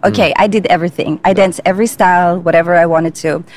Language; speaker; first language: English; non-native, fluent; Russian